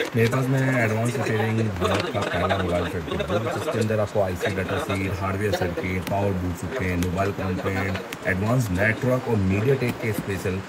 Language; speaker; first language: Hindi; native; Hindi